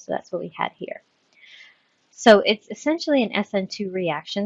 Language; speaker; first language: English; native; English